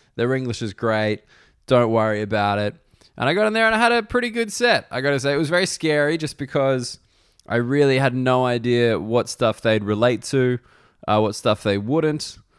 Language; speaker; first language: English; native; English